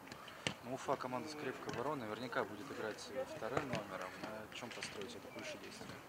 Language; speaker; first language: Russian; native; Russian